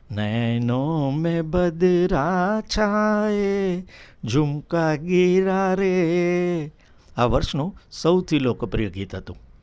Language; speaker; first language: Gujarati; native; Gujarati